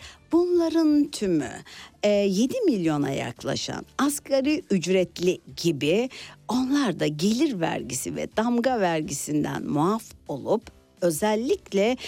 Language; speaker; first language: Turkish; native; Turkish